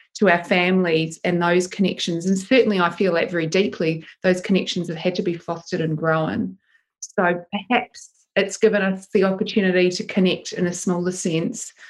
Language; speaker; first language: English; native; English